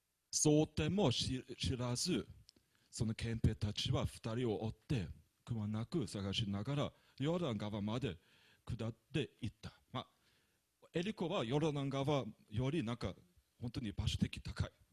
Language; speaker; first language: Japanese; non-native, fluent; German